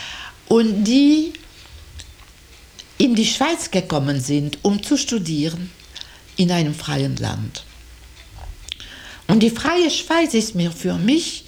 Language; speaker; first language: German; non-native, local second language; French